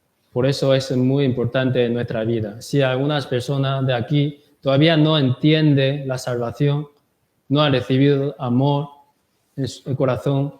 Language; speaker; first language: Spanish; non-native, learner; Korean